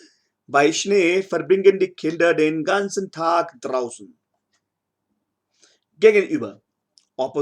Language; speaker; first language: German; non-native, fluent; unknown